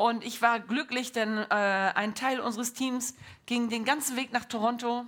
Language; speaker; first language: German; non-native, learner; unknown